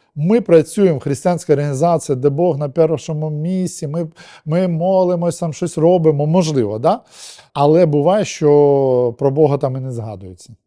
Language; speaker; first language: Ukrainian; non-native, local second language; Russian